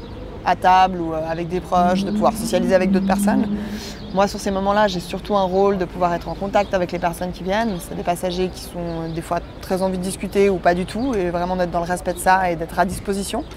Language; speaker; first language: French; native; French